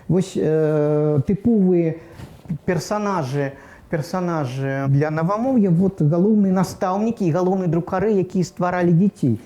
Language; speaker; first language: Belarusian; non-native, local second language; Russian